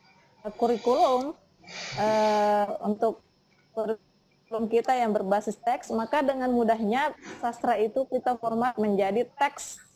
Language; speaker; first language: Indonesian; native; Indonesian